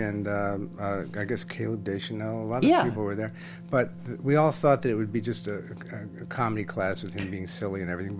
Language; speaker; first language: English; native; English